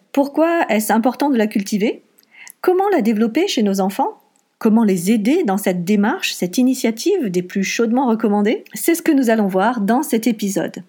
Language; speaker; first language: French; native; French